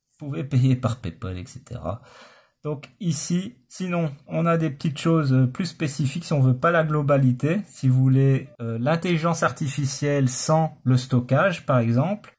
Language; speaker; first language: French; native; French